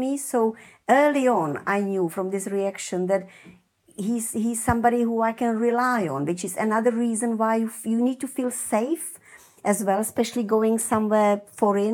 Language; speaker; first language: English; non-native, fluent; Czech